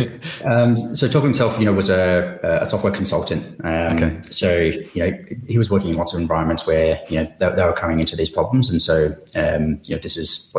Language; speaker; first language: English; native; English